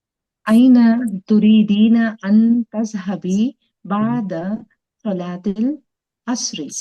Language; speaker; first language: Arabic; non-native, learner; Urdu